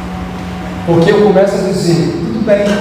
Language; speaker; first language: Portuguese; native; Portuguese